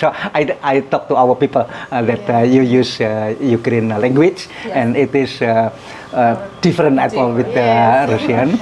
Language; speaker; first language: English; non-native, learner; Indonesian